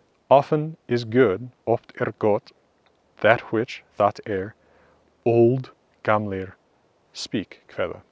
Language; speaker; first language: English; native; English